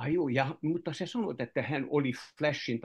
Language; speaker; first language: Finnish; non-native, fluent; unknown